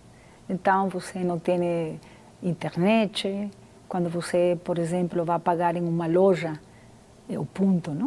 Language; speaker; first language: Portuguese; non-native, fluent; Spanish